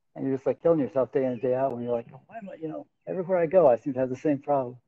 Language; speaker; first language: English; native; English